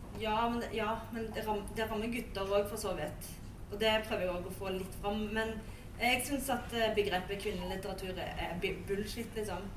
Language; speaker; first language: Norwegian; early bilingual, other home language; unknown